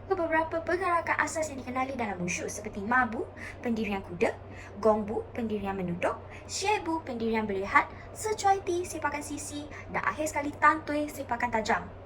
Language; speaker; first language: Malay; non-native, local second language; Chinese